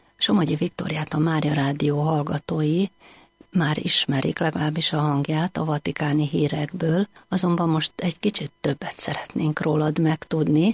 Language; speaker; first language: Hungarian; native; Hungarian